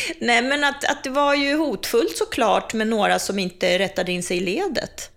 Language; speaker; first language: Swedish; early bilingual, other home language; Czech